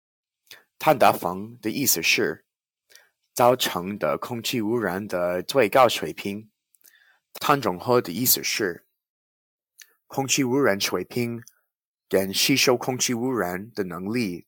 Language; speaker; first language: Chinese; non-native, learner; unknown